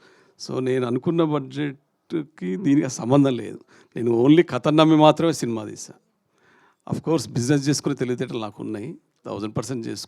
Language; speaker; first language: Telugu; native; Telugu